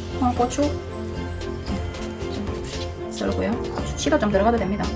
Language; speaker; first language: Korean; native; Korean